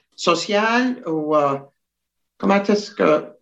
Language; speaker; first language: French; native; French